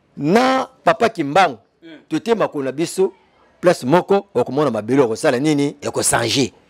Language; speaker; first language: Lingala; non-native, local second language; Kongo